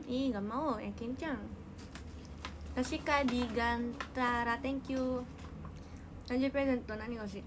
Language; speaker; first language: Indonesian; native; Indonesian